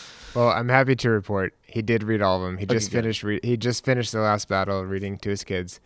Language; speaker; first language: English; native; English